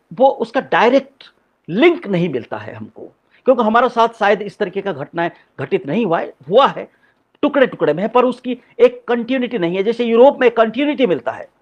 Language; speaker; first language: Hindi; non-native, local second language; Odia